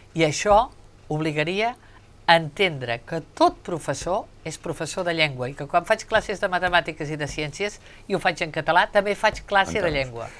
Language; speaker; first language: Catalan; native; Catalan